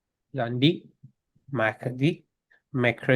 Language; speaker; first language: French; non-native, learner; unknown